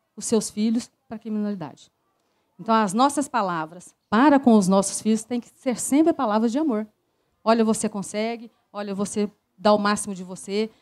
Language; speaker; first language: Portuguese; native; Portuguese